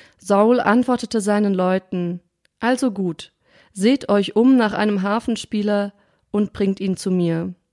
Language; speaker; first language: German; native; German